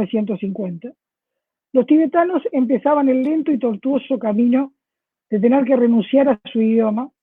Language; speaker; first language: Spanish; native; Spanish